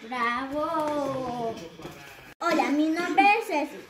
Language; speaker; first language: Spanish; native; Spanish